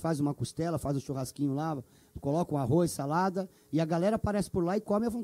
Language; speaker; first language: Portuguese; native; Portuguese